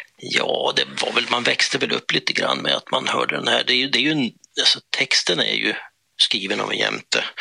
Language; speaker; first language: Swedish; native; Swedish